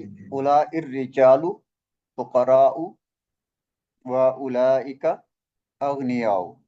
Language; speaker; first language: Arabic; non-native, fluent; Malay